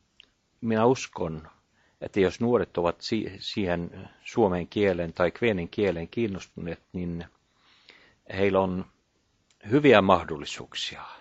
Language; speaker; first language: Finnish; non-native, fluent; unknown